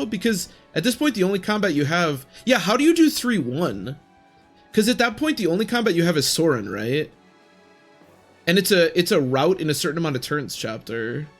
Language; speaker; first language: English; native; English